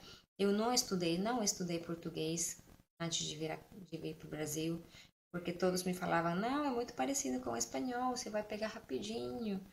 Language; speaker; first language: Portuguese; non-native, fluent; Spanish